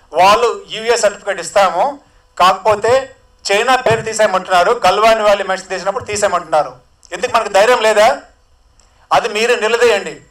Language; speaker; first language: Telugu; native; Telugu